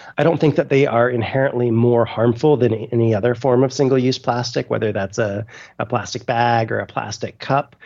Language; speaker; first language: English; native; English